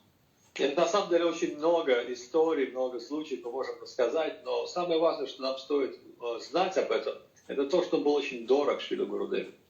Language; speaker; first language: Russian; native; Russian